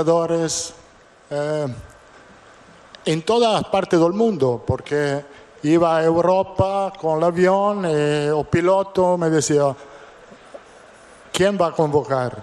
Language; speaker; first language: Portuguese; non-native, fluent; Italian